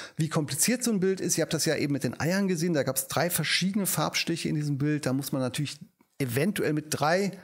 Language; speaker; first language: German; native; German